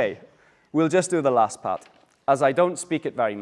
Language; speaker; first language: English; native; English